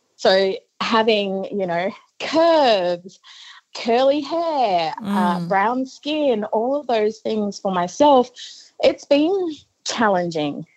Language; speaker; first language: English; native; English